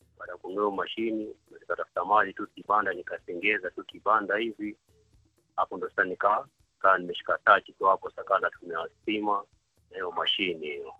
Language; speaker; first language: Swahili; native; Swahili